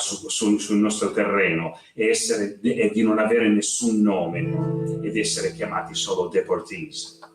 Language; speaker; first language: Italian; native; Italian